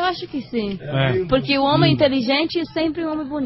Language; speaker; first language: Portuguese; non-native, learner; Spanish